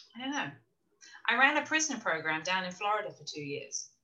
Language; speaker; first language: English; native; English